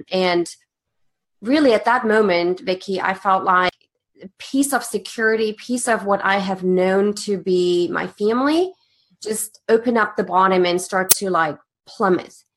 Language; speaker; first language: English; non-native, fluent; German